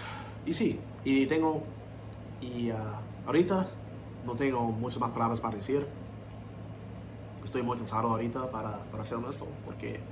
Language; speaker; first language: Spanish; non-native, learner; English